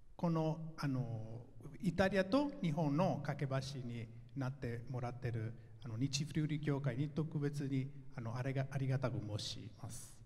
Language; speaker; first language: Japanese; non-native, fluent; Italian